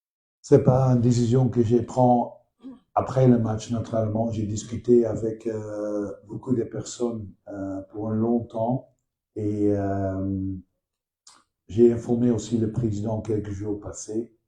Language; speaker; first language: French; non-native, learner; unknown